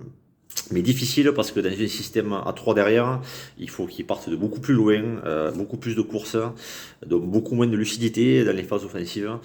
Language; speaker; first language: French; native; French